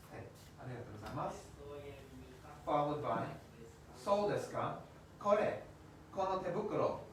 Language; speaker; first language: Japanese; non-native, fluent; English